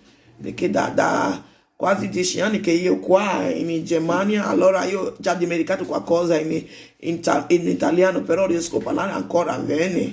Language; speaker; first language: Italian; non-native, learner; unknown